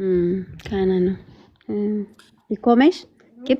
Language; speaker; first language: German; non-native, learner; Amharic